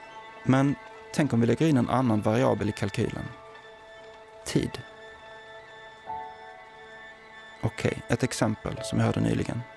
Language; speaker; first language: Swedish; native; Swedish